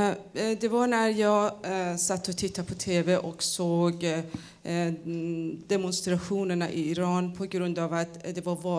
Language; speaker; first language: Swedish; non-native, fluent; Persian